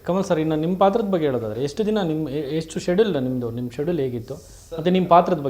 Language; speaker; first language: Kannada; native; Kannada